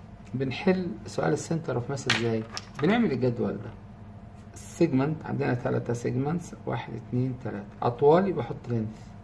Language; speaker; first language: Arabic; native; Arabic